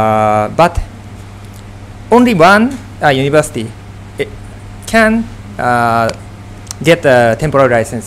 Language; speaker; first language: English; non-native, fluent; Japanese